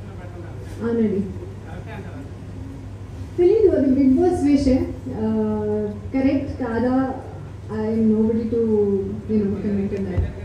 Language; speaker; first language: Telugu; non-native, learner; Hindi